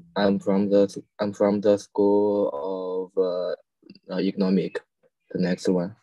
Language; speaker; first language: English; non-native, learner; Chinese